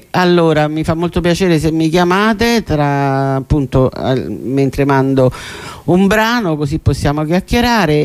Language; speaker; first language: Italian; native; Italian